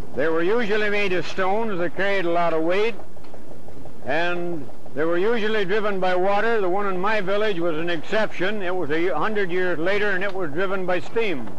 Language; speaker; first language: English; native; English